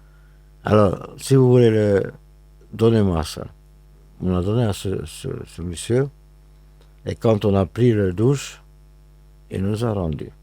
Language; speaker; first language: French; non-native, fluent; Hungarian